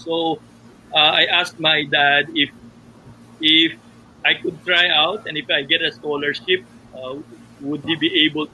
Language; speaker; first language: English; non-native, local second language; Filipino